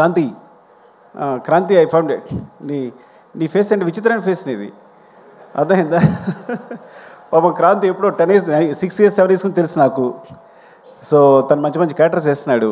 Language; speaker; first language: Telugu; native; Telugu